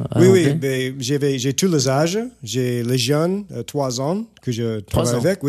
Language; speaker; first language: French; non-native, fluent; English